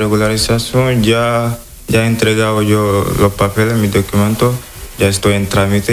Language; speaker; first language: Spanish; non-native, fluent; Wolof